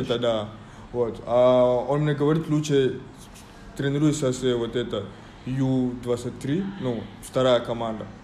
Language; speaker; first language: Russian; non-native, fluent; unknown